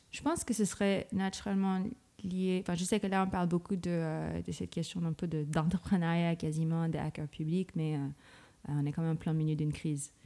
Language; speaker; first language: French; non-native, fluent; Filipino